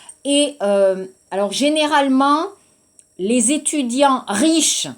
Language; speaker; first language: French; non-native, fluent; Korean